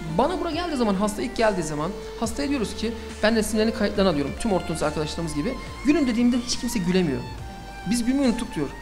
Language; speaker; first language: Turkish; early bilingual, heritage; Turkish